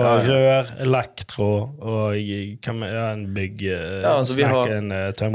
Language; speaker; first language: Norwegian; native; Norwegian